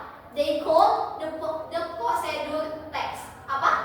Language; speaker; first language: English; non-native, learner; Indonesian